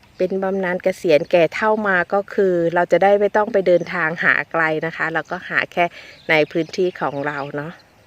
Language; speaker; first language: Thai; non-native, local second language; Northeastern Thai